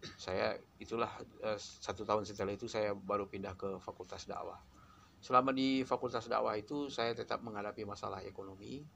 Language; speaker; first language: Indonesian; non-native, local second language; Minangkabau